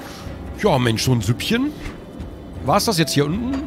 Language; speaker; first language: German; native; German